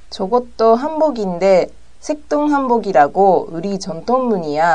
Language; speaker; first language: Korean; non-native, learner; Japanese